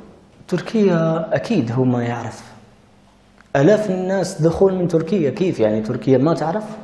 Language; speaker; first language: Arabic; early bilingual, heritage; Arabic